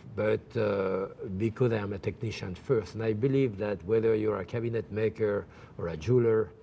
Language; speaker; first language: English; non-native, fluent; French